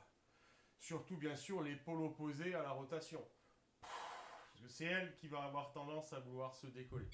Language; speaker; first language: French; native; French